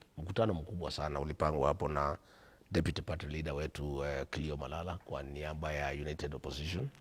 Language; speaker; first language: Swahili; non-native, local second language; Kikuyu